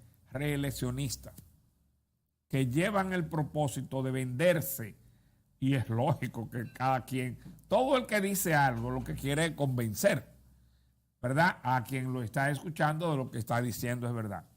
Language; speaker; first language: Spanish; native; Spanish